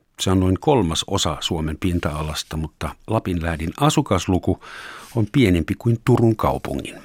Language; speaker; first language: Finnish; non-native, fluent; German